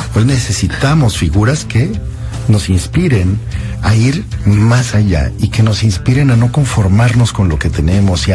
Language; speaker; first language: Spanish; native; Spanish